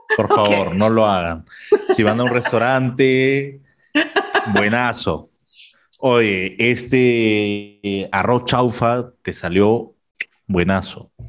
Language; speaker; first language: Spanish; native; Spanish